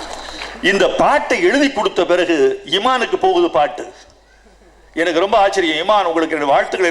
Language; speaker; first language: Tamil; native; Tamil